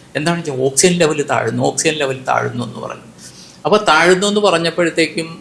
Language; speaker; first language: Malayalam; non-native, local second language; Konkani